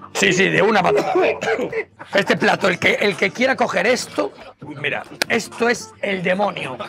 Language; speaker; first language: Spanish; native; Spanish